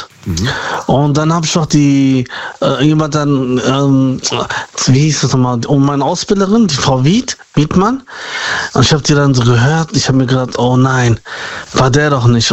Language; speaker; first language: German; native; German